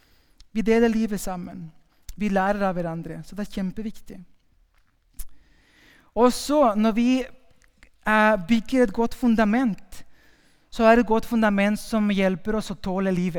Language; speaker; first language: Norwegian; non-native, fluent; Spanish